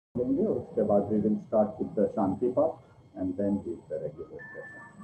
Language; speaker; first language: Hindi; native; Hindi